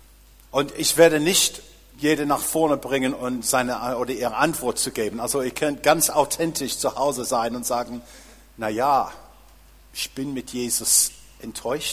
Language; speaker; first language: German; non-native, fluent; English